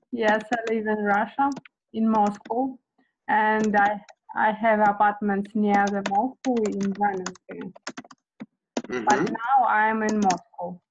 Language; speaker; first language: English; non-native, learner; Russian